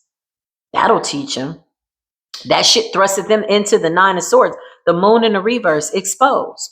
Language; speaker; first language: English; native; English